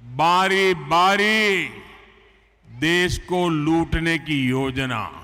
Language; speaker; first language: Hindi; non-native, local second language; Gujarati